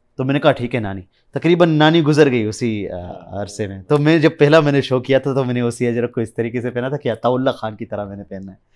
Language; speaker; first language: Urdu; early bilingual, heritage; Urdu